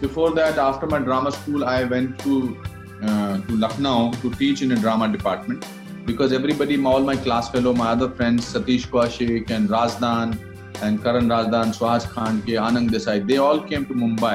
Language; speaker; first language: English; non-native, local second language; Hindi